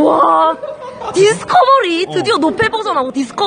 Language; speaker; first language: Korean; native; Korean